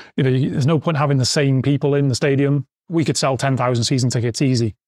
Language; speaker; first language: English; native; English